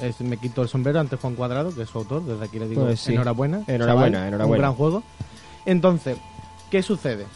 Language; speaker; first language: Spanish; native; Spanish